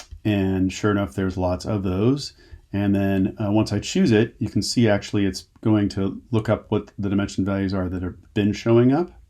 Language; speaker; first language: English; native; English